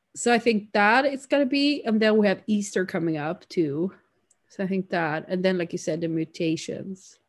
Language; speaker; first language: English; non-native, fluent; Swedish